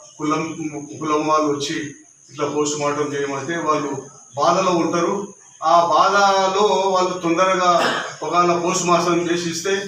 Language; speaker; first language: Telugu; non-native, local second language; Lambadi